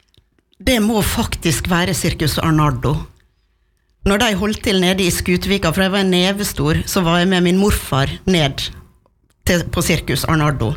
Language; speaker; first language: Norwegian; native; Norwegian